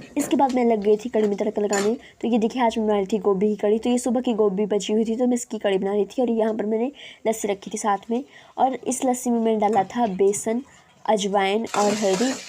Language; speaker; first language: Hindi; native; Hindi